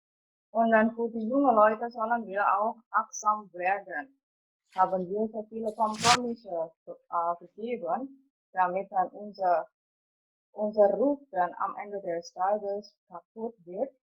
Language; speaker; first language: German; non-native, fluent; Indonesian